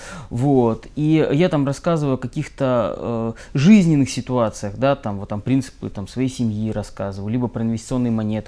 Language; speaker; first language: Russian; native; Russian